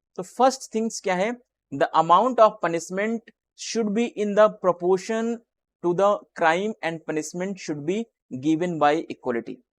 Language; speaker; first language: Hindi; native; Hindi